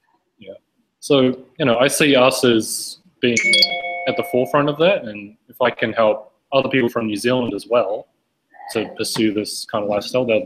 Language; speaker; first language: English; native; English